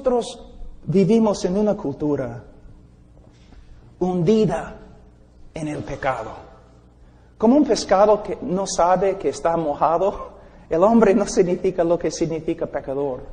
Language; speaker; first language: Spanish; non-native, fluent; English